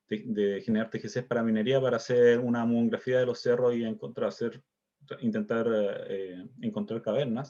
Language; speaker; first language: Spanish; native; Spanish